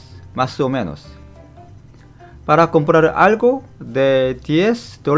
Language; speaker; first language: Spanish; non-native, fluent; Korean